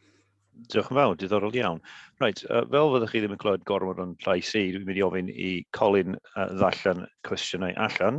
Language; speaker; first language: Welsh; native; Welsh